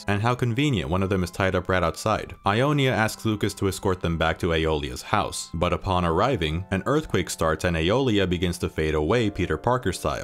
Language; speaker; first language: English; native; English